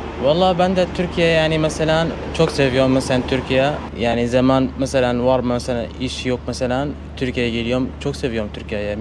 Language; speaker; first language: Turkish; non-native, learner; Arabic